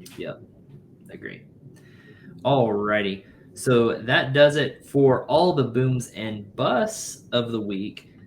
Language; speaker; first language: English; native; English